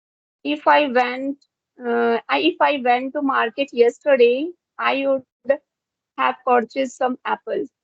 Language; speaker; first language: English; non-native, local second language; Hindi